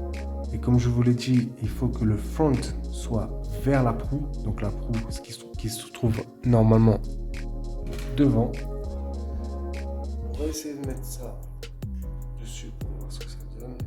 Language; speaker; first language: French; native; French